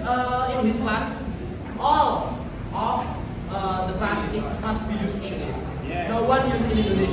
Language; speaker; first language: English; non-native, learner; Indonesian